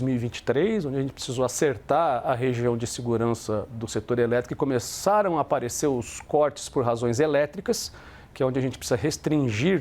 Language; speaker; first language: Portuguese; native; Portuguese